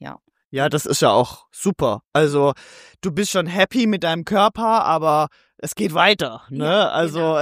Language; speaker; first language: German; native; German